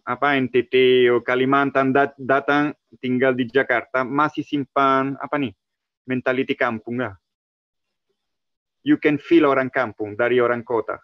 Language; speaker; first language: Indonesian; non-native, learner; Italian